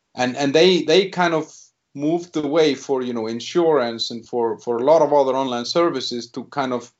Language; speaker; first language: English; non-native, fluent; Icelandic